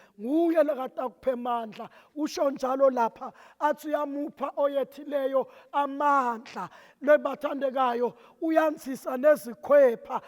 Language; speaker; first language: Zulu; non-native, local second language; Swati